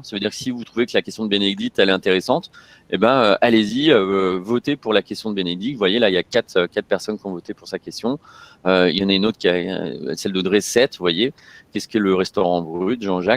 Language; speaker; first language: French; native; French